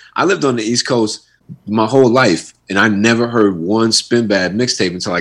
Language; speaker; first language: English; native; English